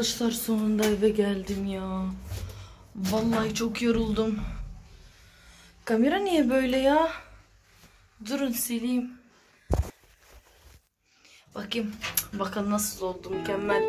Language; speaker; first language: Turkish; early bilingual, other home language; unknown